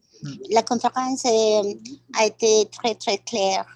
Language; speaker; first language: French; non-native, learner; Spanish